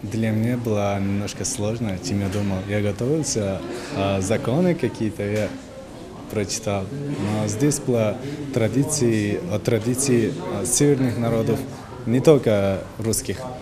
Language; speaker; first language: Russian; non-native, fluent; Uzbek